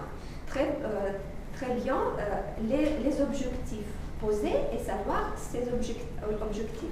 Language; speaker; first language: French; non-native, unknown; Russian